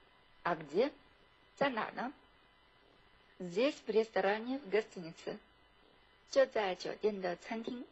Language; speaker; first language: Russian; non-native, fluent; Chinese